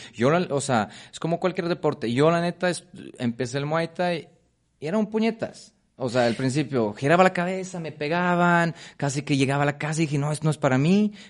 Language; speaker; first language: Spanish; non-native, fluent; Polish